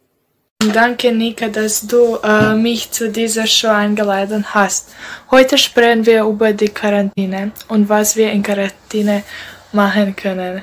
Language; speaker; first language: German; non-native, learner; Croatian